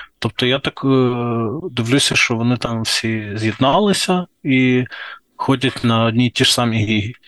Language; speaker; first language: Ukrainian; non-native, local second language; Russian